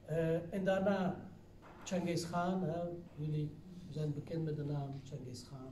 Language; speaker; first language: Dutch; non-native, fluent; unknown